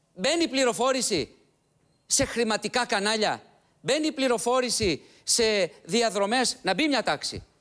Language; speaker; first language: Greek; native; Greek